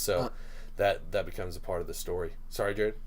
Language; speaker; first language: English; native; English